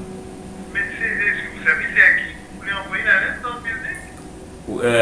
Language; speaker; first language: French; native; French